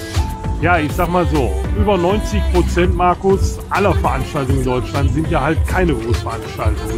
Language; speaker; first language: German; native; German